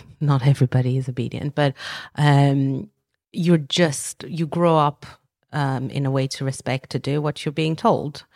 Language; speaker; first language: English; early bilingual, other home language; Romanian